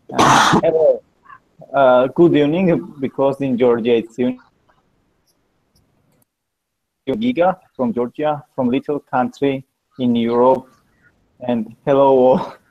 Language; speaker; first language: English; non-native, learner; Georgian